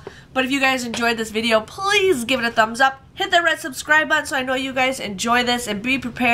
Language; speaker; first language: English; native; English